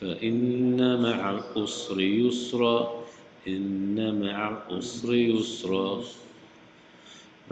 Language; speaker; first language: Arabic; non-native, fluent; English